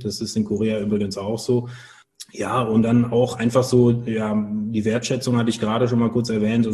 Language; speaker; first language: German; native; German